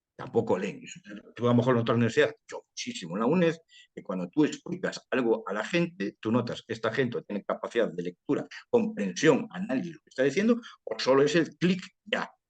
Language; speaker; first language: Spanish; early bilingual, heritage; Spanish